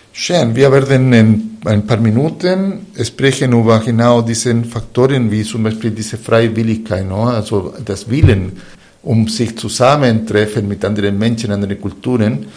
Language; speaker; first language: German; non-native, fluent; Spanish